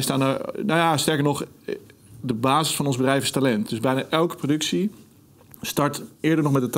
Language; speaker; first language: Dutch; native; Dutch